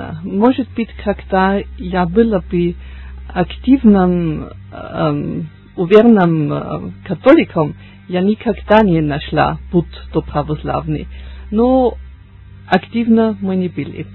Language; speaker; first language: Russian; non-native, learner; German